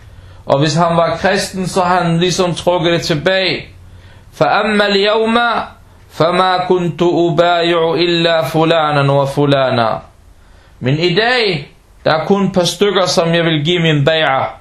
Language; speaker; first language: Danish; early bilingual, other home language; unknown